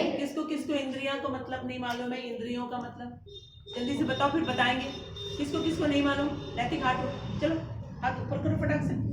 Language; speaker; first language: Hindi; native; Hindi